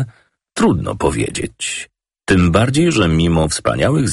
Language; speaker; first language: Polish; native; Polish